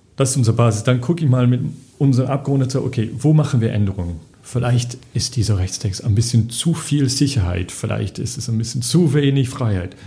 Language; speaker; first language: German; non-native, fluent; English